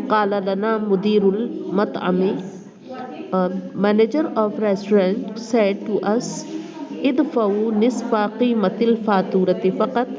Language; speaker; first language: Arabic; non-native, fluent; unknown